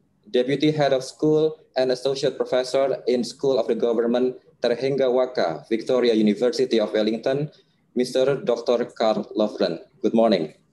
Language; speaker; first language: English; non-native, fluent; Indonesian